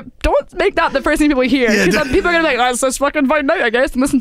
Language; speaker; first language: English; native; English